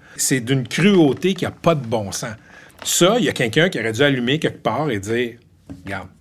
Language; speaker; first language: French; native; French